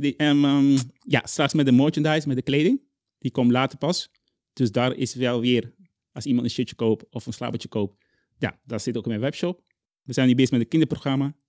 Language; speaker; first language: Dutch; non-native, local second language; Papiamento